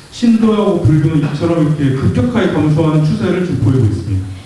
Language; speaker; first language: Korean; native; Korean